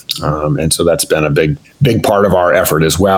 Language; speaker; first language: English; native; English